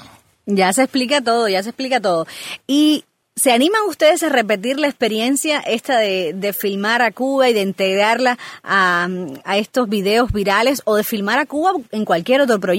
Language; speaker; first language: Spanish; native; Spanish